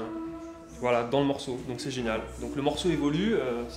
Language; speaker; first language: French; native; French